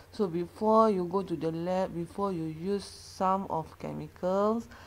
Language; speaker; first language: English; non-native, local second language; Malay